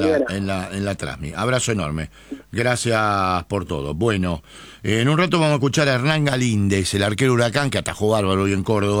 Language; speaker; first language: Spanish; native; Spanish